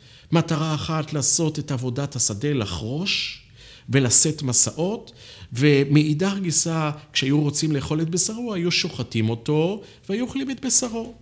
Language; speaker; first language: Hebrew; native; Hebrew